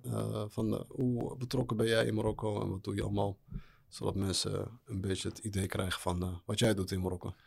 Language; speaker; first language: Dutch; early bilingual, other home language; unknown